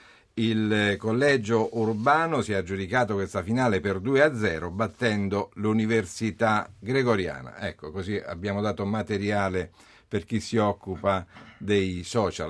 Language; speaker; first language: Italian; native; Italian